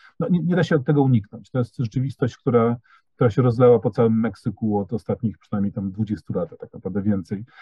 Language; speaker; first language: Polish; native; Polish